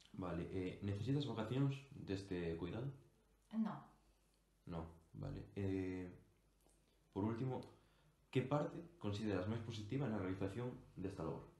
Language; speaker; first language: Galician; non-native, local second language; Spanish